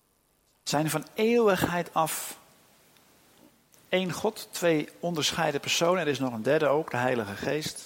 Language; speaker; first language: Dutch; native; Dutch